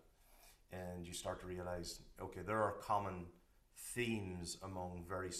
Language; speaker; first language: English; native; English